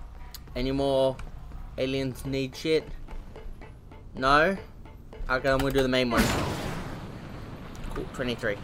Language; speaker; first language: English; native; English